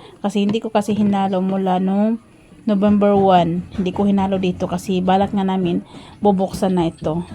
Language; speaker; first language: Filipino; non-native, local second language; Cebuano